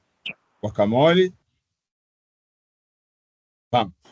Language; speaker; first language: Spanish; non-native, fluent; Portuguese